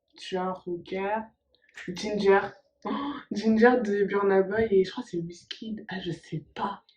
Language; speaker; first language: French; early bilingual, other home language; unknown